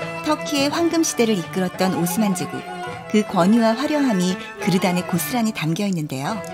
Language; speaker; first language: Korean; native; Korean